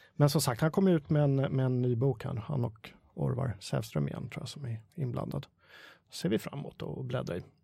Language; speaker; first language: Swedish; native; Swedish